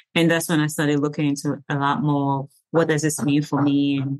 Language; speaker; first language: English; early bilingual, other home language; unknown